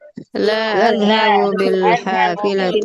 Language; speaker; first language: Arabic; non-native, learner; Indonesian